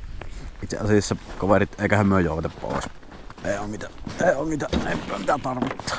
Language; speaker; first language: Finnish; native; Finnish